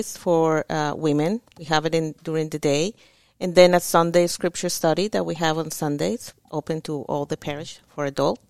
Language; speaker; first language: English; non-native, fluent; Spanish